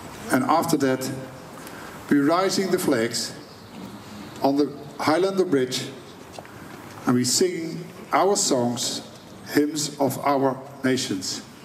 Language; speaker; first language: English; non-native, learner; Dutch